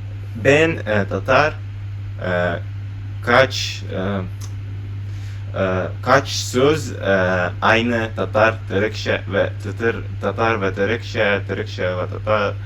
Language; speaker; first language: Turkish; non-native, learner; Tatar